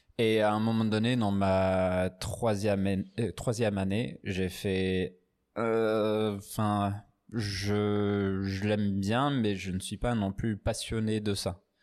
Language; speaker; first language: French; non-native, fluent; English